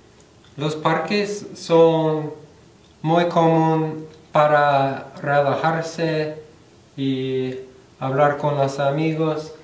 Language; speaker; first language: Spanish; non-native, fluent; English